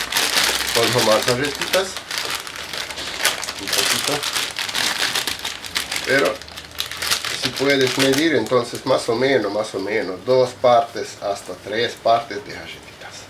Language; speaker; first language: Spanish; non-native, fluent; Russian